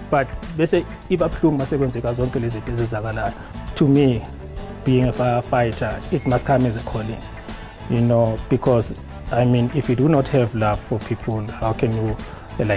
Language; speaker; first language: English; non-native, local second language; Zulu